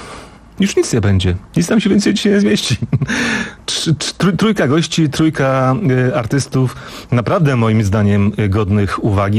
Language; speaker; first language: Polish; native; Polish